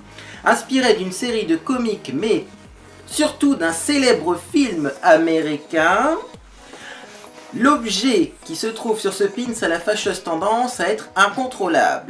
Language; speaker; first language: French; native; French